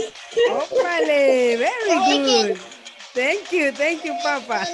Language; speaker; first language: English; non-native, learner; Spanish